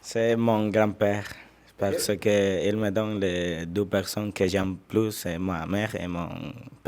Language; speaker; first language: French; non-native, learner; Spanish